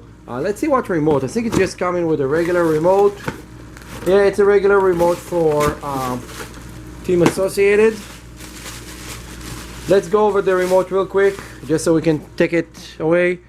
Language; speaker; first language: English; non-native, fluent; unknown